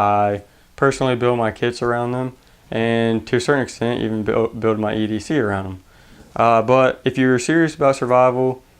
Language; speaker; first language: English; native; English